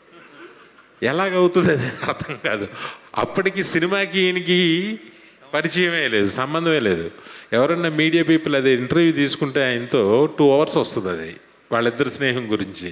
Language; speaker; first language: Telugu; native; Telugu